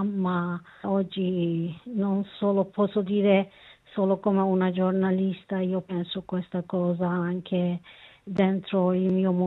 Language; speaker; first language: Italian; non-native, learner; Kurdish